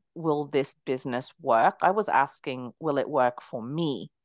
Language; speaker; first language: English; early bilingual, other home language; Spanish